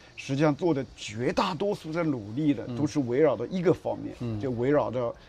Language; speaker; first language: Chinese; native; Chinese